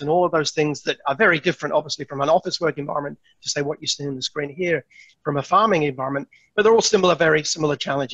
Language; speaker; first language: English; native; English